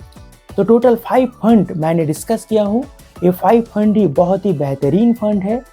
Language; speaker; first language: Hindi; non-native, local second language; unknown